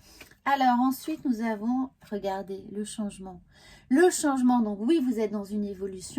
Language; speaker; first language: French; native; French